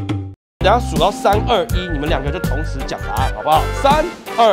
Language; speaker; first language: Chinese; native; Chinese